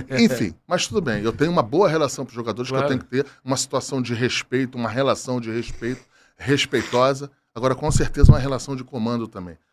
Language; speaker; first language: Portuguese; native; Portuguese